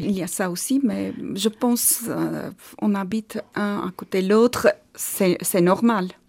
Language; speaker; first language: French; non-native, learner; Armenian